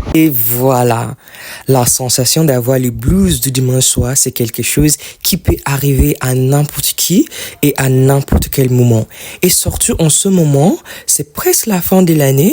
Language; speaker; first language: French; non-native, fluent; English